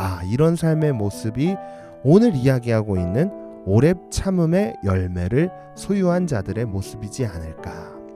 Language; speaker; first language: Korean; native; Korean